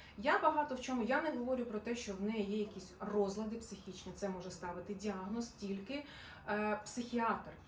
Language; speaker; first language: Ukrainian; non-native, local second language; Russian